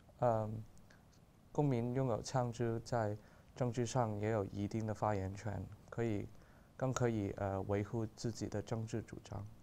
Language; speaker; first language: Chinese; non-native, local second language; Cantonese